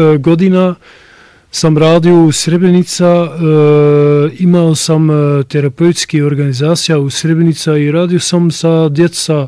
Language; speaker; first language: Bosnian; non-native, learner; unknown